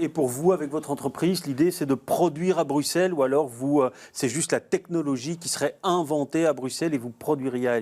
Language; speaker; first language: French; native; French